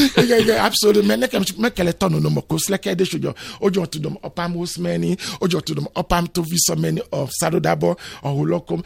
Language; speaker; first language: Hungarian; non-native, fluent; Yoruba